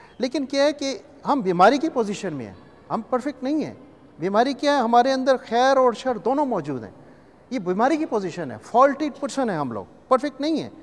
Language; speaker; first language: Urdu; non-native, local second language; Punjabi